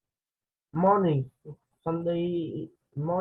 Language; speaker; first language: English; non-native, learner; Vietnamese